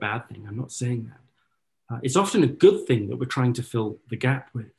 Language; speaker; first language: English; native; English